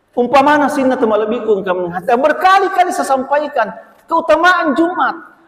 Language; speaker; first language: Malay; non-native, local second language; Buginese